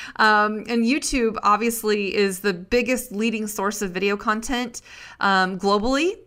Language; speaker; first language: English; native; English